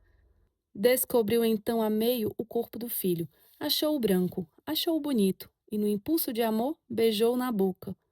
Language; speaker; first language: Portuguese; native; Portuguese